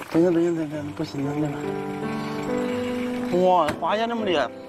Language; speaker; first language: Chinese; native; Chinese